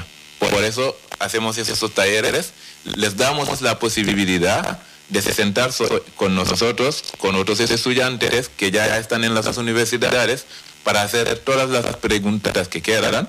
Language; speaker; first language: Spanish; non-native, fluent; Wolof